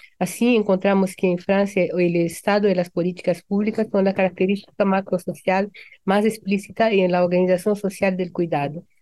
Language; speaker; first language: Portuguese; early bilingual, other home language; Japanese